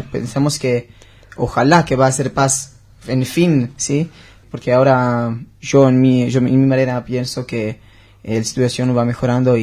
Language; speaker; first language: Spanish; non-native, learner; Hebrew